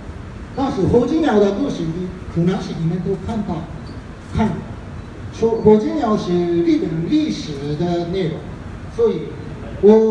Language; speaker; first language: Chinese; non-native, fluent; Japanese